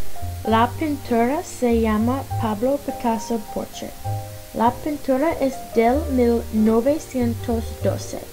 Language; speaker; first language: Spanish; non-native, learner; English